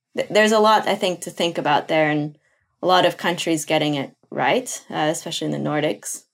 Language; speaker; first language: English; non-native, fluent; Portuguese